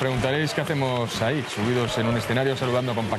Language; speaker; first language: Spanish; native; Spanish